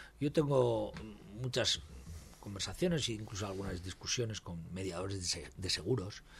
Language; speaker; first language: Spanish; native; Spanish